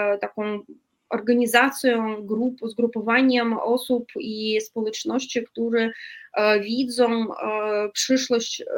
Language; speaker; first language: Polish; non-native, fluent; Russian